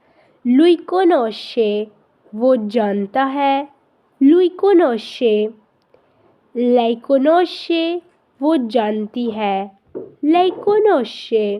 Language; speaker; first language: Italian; non-native, fluent; Urdu